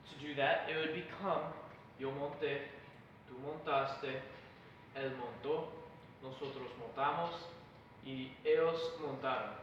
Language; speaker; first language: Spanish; non-native, learner; English